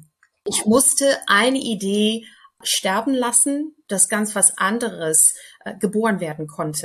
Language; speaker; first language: German; non-native, fluent; English